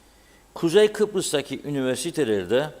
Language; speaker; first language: Turkish; native; Turkish